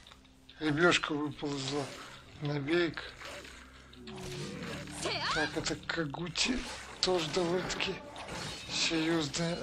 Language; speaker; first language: Russian; native; Russian